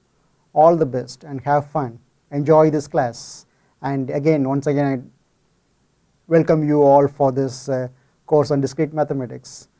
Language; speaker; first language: English; non-native, fluent; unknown